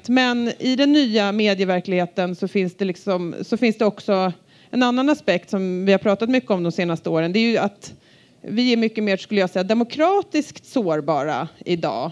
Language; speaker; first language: Swedish; native; Swedish